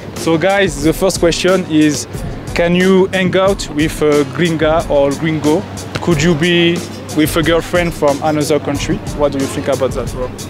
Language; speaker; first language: English; non-native, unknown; French